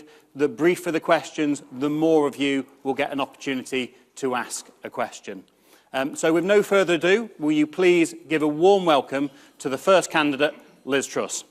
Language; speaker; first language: English; native; English